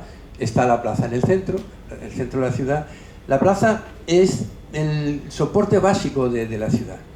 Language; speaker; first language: Spanish; native; Spanish